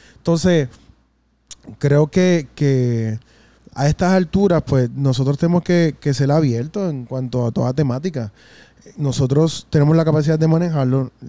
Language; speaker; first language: Spanish; native; Spanish